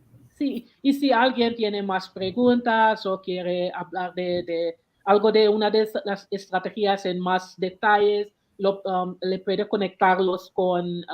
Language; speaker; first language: Spanish; non-native, learner; English